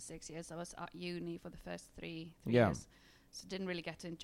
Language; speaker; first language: English; non-native, fluent; Icelandic